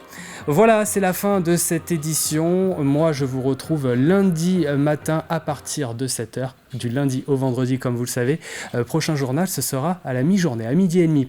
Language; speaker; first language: French; native; French